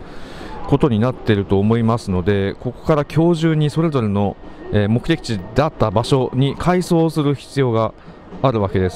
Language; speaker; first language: Japanese; native; Japanese